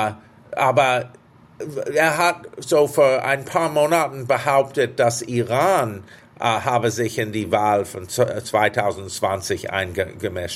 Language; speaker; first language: German; non-native, fluent; English